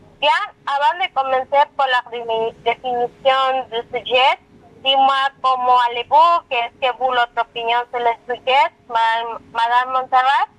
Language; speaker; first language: French; non-native, learner; Spanish